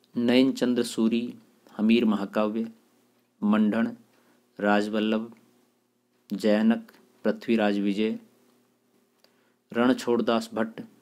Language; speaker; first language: Hindi; native; Hindi